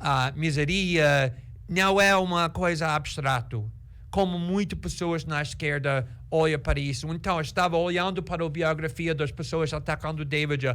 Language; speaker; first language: Portuguese; non-native, fluent; English